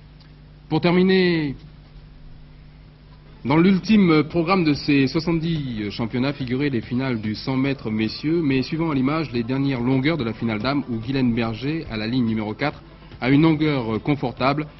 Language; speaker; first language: French; native; French